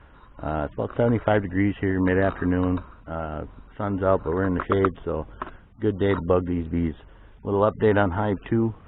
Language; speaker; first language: English; native; English